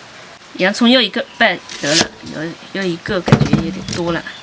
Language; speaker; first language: Chinese; native; Chinese